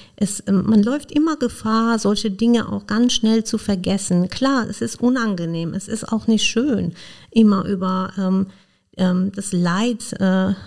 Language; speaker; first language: German; non-native, fluent; Persian